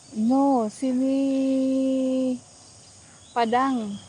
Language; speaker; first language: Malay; non-native, learner; Filipino